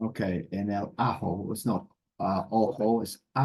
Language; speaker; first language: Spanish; non-native, learner; English